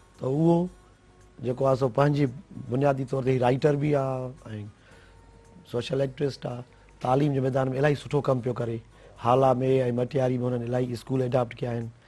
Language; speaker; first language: Sindhi; native; Sindhi